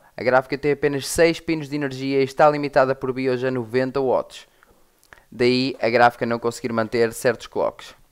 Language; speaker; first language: Portuguese; native; Portuguese